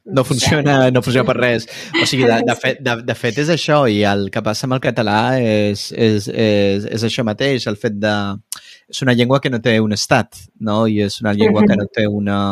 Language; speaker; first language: Catalan; non-native, fluent; Spanish